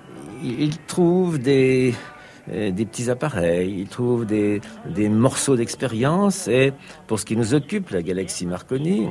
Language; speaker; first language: French; native; French